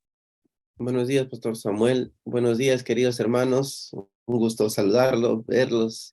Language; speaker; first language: Spanish; native; Spanish